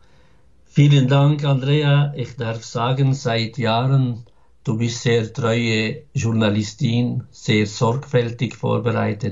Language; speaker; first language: German; non-native, fluent; Arabic